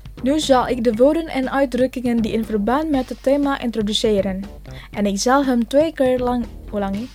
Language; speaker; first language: Dutch; non-native, fluent; Indonesian